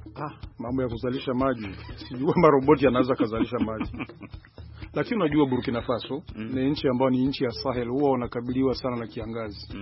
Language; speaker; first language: Swahili; non-native, local second language; Rundi